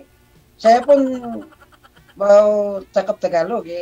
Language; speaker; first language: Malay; non-native, learner; Filipino